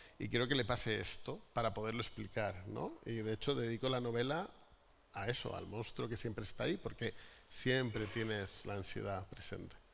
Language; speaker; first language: Spanish; native; Spanish